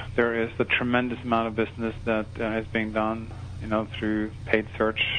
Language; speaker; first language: English; non-native, fluent; Norwegian